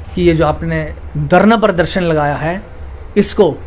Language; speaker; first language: Hindi; native; Hindi